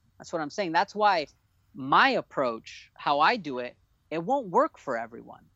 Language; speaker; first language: English; native; English